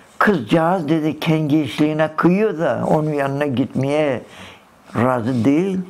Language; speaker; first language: Turkish; early bilingual, other home language; Kurdish